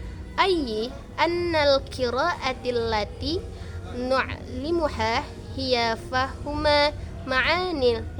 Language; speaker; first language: Arabic; non-native, learner; Indonesian